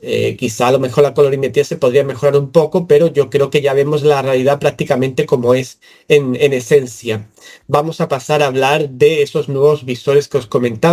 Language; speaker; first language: Spanish; native; Spanish